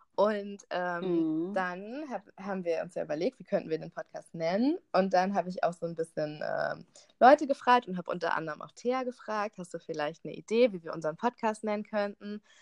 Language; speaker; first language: German; native; German